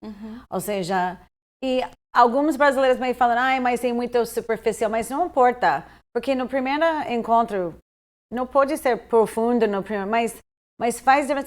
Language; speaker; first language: Portuguese; non-native, fluent; English